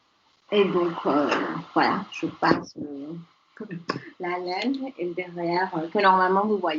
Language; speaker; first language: French; non-native, fluent; Spanish